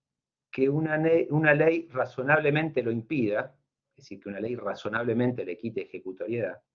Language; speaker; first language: Spanish; native; Spanish